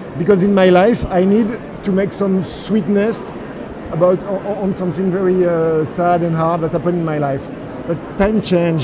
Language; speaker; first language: English; non-native, fluent; French